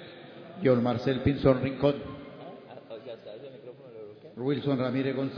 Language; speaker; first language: Spanish; native; Spanish